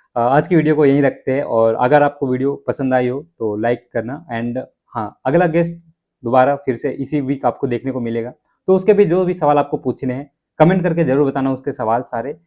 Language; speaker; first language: Hindi; native; Hindi